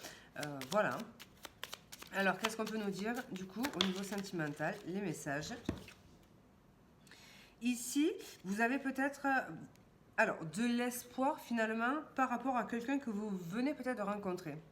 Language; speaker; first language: French; native; French